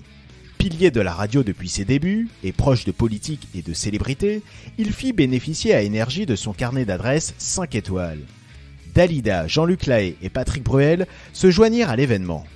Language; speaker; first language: French; native; French